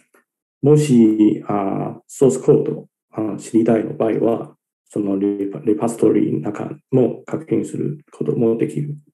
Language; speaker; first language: Japanese; non-native, learner; Chinese